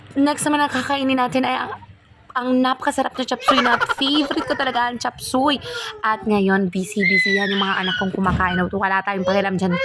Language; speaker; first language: Filipino; native; Filipino